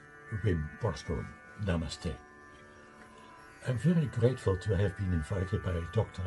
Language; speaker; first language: English; non-native, fluent; Dutch